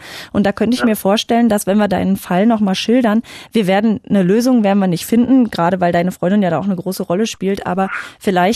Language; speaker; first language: German; native; German